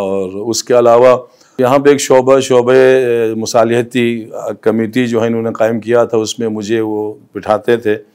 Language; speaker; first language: Urdu; non-native, local second language; Balti